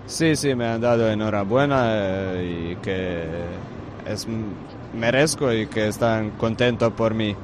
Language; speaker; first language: Spanish; non-native, fluent; Croatian